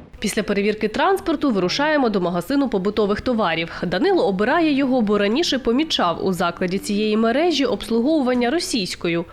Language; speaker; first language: Ukrainian; native; Ukrainian